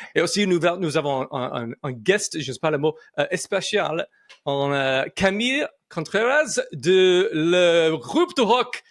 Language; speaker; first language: French; non-native, learner; English